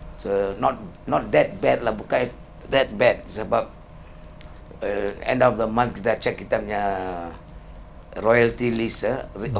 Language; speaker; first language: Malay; non-native, local second language; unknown